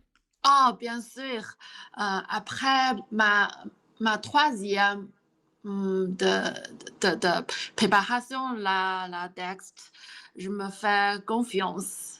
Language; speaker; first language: French; non-native, learner; Chinese